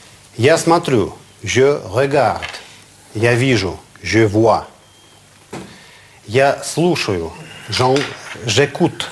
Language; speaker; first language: French; non-native, fluent; Russian